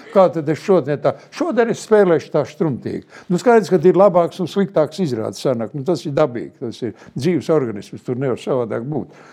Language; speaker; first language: Latvian; native; Latvian